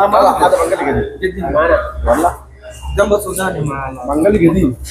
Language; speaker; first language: Arabic; non-native, learner; Bangla